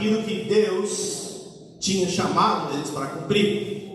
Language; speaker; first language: Portuguese; native; Portuguese